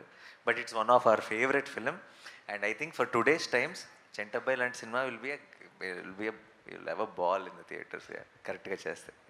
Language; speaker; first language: Telugu; native; Telugu